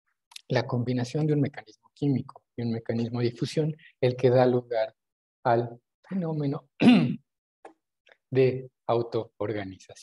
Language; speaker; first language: Spanish; native; Spanish